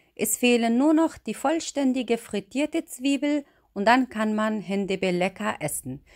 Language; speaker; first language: German; non-native, fluent; Arabic